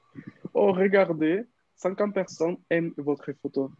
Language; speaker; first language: French; non-native, fluent; Spanish